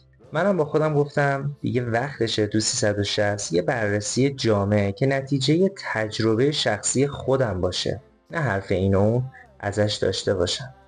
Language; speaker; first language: Persian; native; Persian